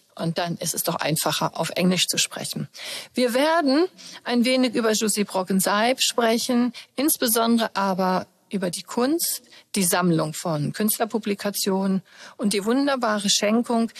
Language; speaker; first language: German; native; German